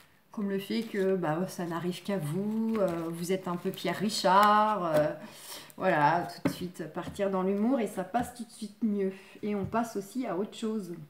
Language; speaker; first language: French; native; French